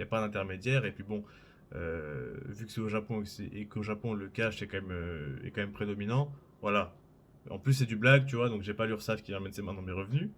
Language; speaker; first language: French; native; French